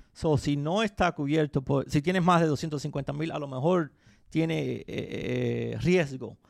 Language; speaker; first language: Spanish; early bilingual, heritage; Spanish